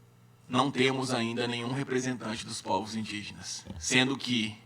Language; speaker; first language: Portuguese; native; Portuguese